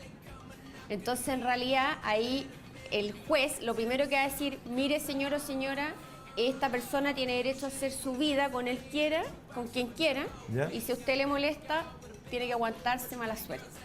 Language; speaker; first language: Spanish; native; Spanish